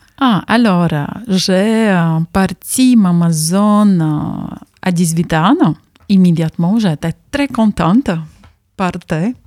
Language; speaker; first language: French; non-native, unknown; Latvian